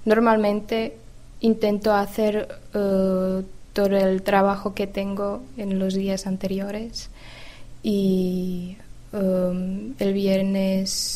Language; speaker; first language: Spanish; non-native, fluent; Czech